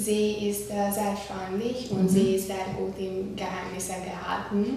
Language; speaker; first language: German; non-native, learner; Hungarian